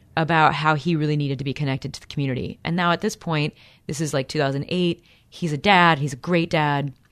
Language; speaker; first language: English; native; English